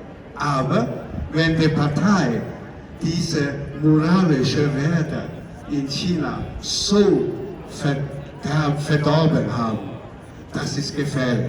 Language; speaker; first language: German; non-native, fluent; Cantonese